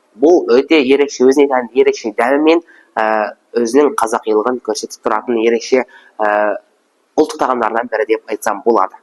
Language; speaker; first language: Kazakh; non-native, local second language; Uzbek